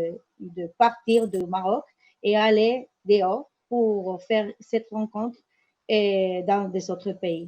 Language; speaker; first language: French; non-native, learner; Spanish